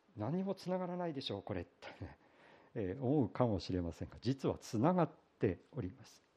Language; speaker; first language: Japanese; native; Japanese